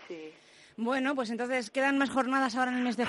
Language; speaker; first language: Spanish; native; Spanish